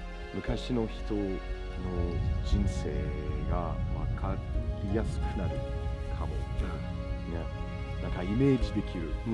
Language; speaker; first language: Japanese; non-native, fluent; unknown